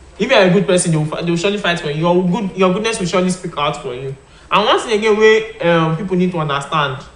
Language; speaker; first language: Nigerian Pidgin; non-native, local second language; Yoruba